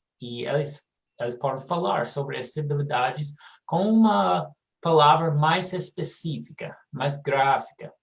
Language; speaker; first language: Portuguese; non-native, fluent; English